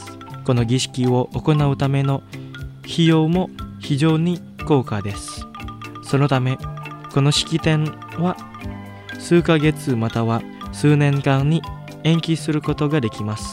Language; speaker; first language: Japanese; non-native, fluent; Indonesian